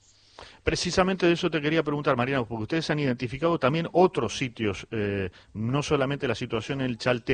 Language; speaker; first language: Spanish; native; Spanish